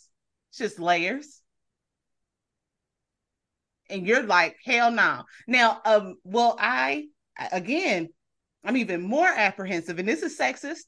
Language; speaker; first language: English; native; English